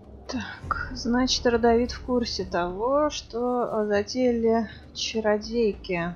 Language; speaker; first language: Russian; native; Russian